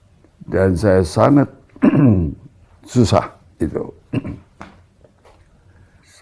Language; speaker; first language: Indonesian; non-native, local second language; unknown